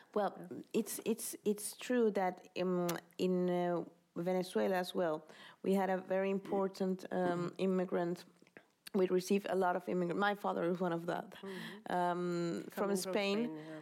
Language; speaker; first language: English; non-native, fluent; Spanish